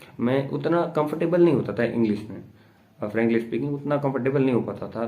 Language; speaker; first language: Hindi; native; Hindi